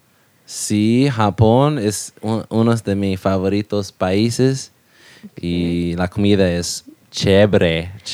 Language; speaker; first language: Spanish; non-native, learner; English